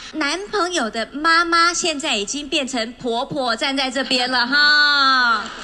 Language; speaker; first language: Chinese; native; Chinese